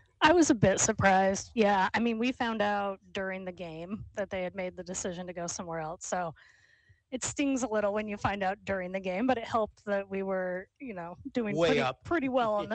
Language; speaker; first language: English; native; English